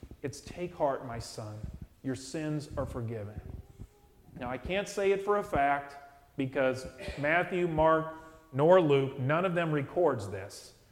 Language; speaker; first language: English; native; English